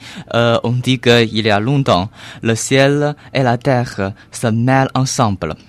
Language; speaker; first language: French; non-native, learner; Chinese